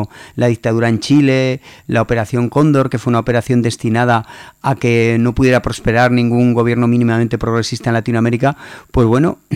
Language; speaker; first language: Spanish; native; Spanish